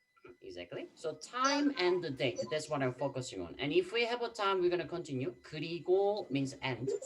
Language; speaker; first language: English; non-native, fluent; Korean